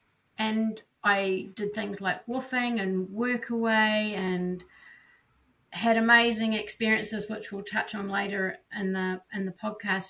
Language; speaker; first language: English; native; English